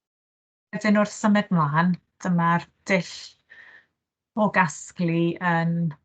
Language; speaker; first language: Welsh; native; Welsh